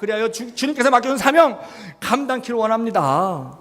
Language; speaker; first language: Korean; native; Korean